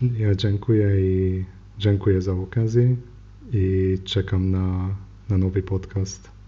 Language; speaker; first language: Polish; non-native, learner; Hungarian